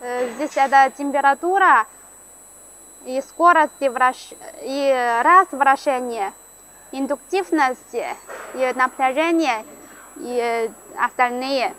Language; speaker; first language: Russian; non-native, learner; Chinese